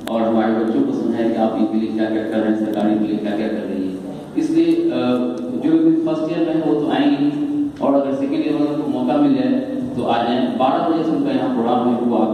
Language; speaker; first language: Hindi; native; Hindi